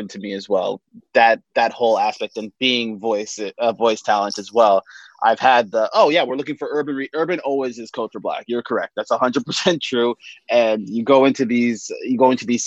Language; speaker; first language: English; native; English